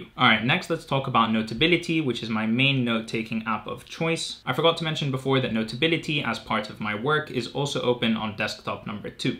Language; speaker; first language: English; native; English